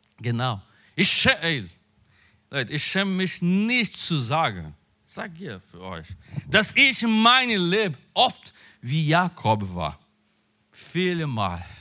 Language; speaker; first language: German; non-native, learner; Portuguese